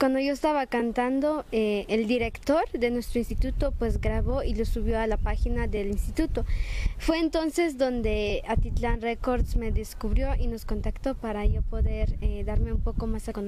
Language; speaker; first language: Spanish; non-native, local second language; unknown